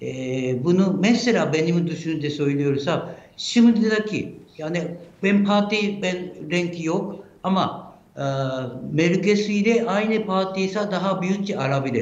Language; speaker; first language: Turkish; non-native, fluent; Japanese